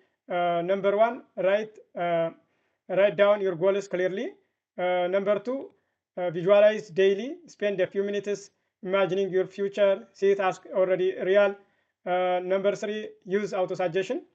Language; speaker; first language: English; non-native, fluent; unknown